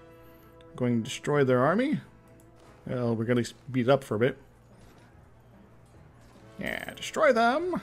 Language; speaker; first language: English; native; English